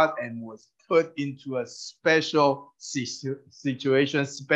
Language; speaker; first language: English; non-native, fluent; Min Nan Chinese